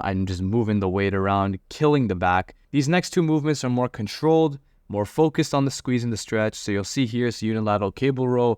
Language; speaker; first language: English; native; English